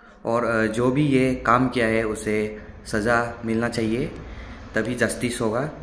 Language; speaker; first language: Hindi; non-native, local second language; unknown